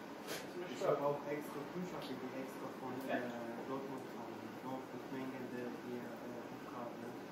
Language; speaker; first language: German; non-native, learner; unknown